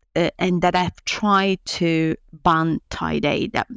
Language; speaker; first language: English; non-native, fluent; Italian